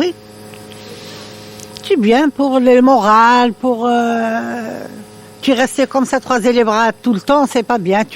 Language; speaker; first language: French; non-native, learner; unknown